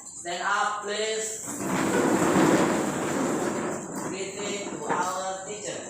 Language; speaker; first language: English; non-native, learner; Indonesian